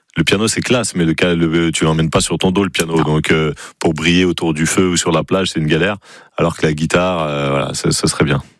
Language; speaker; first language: French; native; French